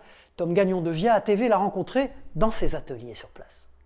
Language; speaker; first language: French; native; French